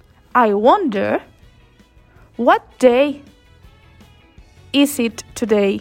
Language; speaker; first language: English; non-native, fluent; Spanish